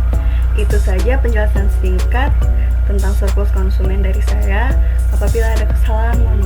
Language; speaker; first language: Indonesian; native; Indonesian